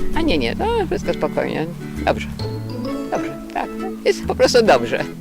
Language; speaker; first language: Polish; native; Polish